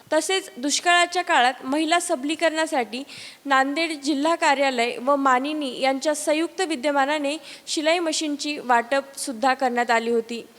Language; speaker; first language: Marathi; native; Marathi